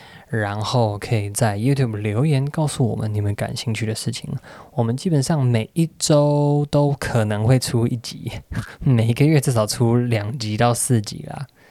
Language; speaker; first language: Chinese; early bilingual, other home language; English